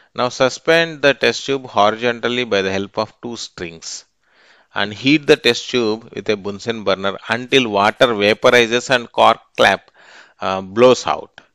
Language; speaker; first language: English; non-native, local second language; Telugu